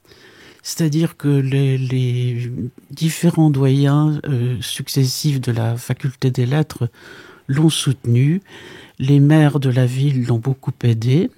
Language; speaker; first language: French; native; French